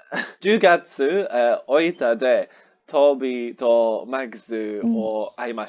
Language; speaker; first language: Japanese; non-native, learner; English